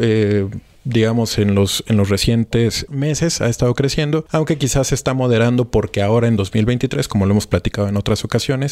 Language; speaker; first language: Spanish; native; Spanish